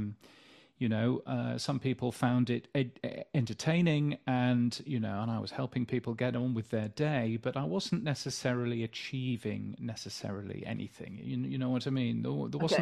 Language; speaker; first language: English; native; English